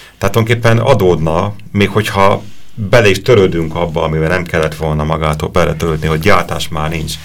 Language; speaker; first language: Hungarian; native; Hungarian